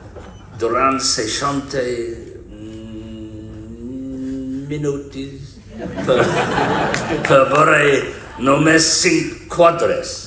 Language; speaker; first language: Catalan; non-native, learner; English